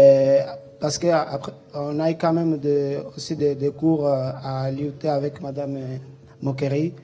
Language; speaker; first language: French; non-native, local second language; Portuguese